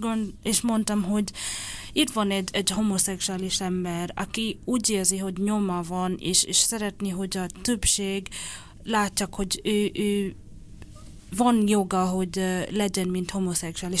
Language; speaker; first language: Hungarian; non-native, learner; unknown